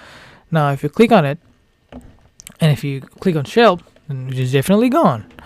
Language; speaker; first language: English; non-native, fluent; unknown